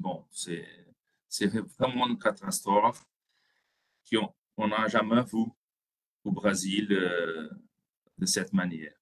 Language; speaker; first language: French; non-native, fluent; Portuguese